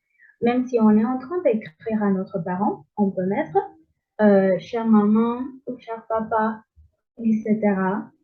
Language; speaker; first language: French; non-native, learner; Spanish